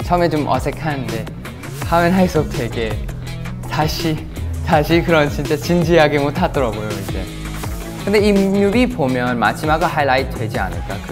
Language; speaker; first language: Korean; non-native, fluent; Thai